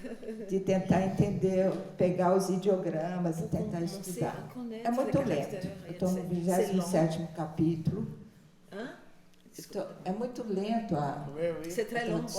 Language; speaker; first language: Portuguese; early bilingual, other home language; Chinese